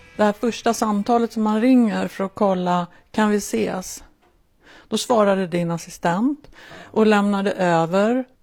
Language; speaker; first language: Swedish; native; Swedish